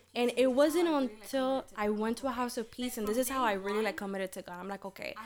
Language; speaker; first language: English; early bilingual, other home language; Spanish